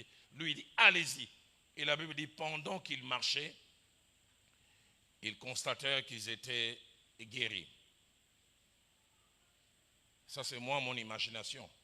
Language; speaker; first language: French; non-native, local second language; Lingala